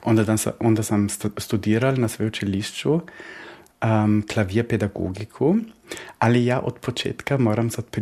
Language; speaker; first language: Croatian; early bilingual, heritage; Croatian